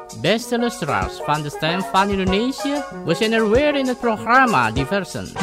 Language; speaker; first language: Dutch; non-native, fluent; Indonesian